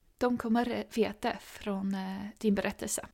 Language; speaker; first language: Swedish; non-native, learner; English